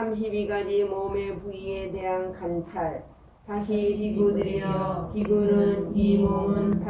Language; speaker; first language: Korean; native; Korean